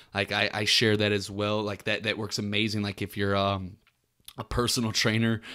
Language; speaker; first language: English; native; English